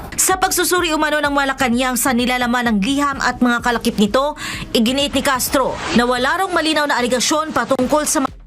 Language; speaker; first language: Filipino; native; Filipino